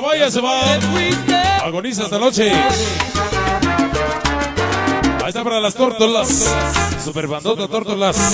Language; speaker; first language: Spanish; native; Spanish